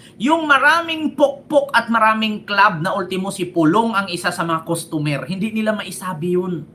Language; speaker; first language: Filipino; native; Filipino